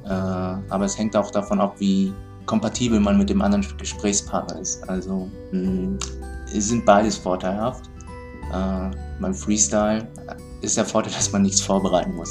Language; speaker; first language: German; native; German